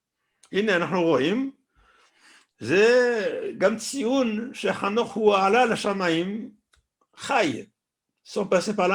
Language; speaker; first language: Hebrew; non-native, fluent; French